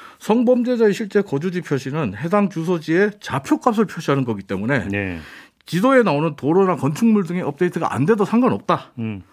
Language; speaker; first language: Korean; native; Korean